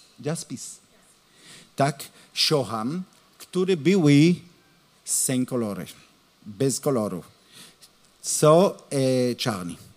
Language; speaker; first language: Polish; non-native, learner; Hebrew